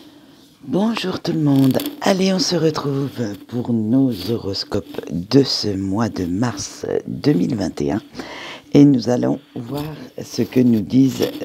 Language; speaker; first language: French; native; French